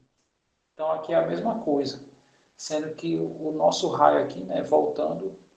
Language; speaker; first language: Portuguese; native; Portuguese